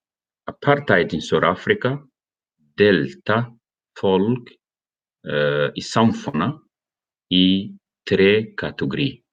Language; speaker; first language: Norwegian; non-native, learner; Arabic